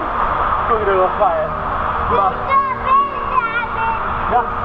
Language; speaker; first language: Italian; non-native, learner; Slovenian